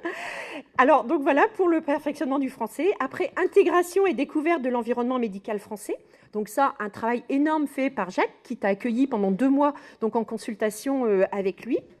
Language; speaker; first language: French; native; French